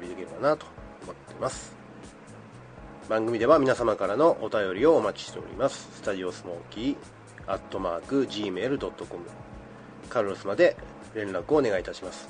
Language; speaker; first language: Japanese; native; Japanese